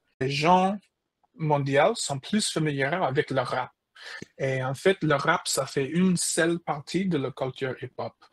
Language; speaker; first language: French; non-native, fluent; English